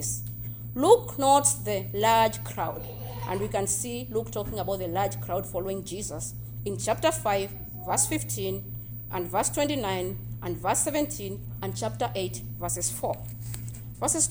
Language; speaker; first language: English; non-native, local second language; Kamba